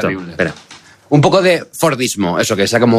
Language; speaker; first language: Spanish; native; Spanish